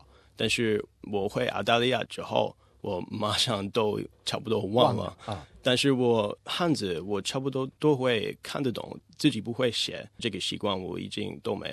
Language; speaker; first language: Chinese; non-native, fluent; English